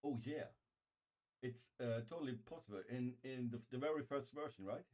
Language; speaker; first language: English; non-native, fluent; German